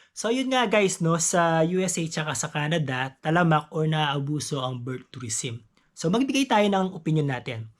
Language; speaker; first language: Filipino; native; Filipino